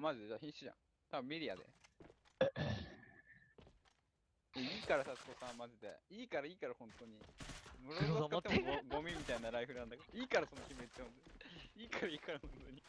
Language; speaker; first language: Japanese; native; Japanese